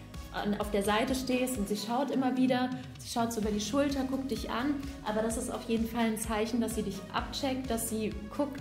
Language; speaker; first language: German; native; German